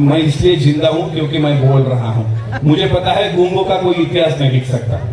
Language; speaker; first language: Hindi; non-native, local second language; Marathi